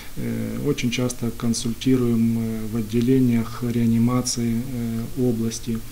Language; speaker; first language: Russian; native; Russian